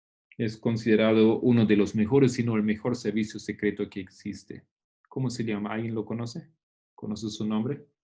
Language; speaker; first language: Spanish; non-native, fluent; Portuguese